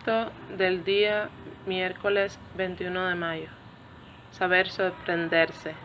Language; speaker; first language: Spanish; native; Spanish